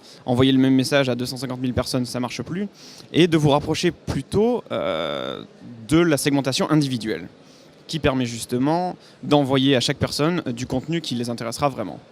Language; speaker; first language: French; native; French